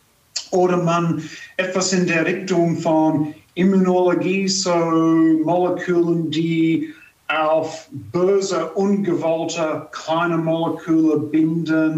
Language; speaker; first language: German; non-native, fluent; English